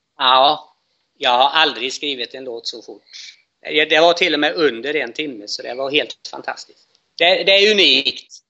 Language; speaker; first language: Swedish; native; Swedish